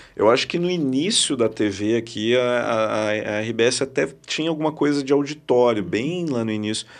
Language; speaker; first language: Portuguese; native; Portuguese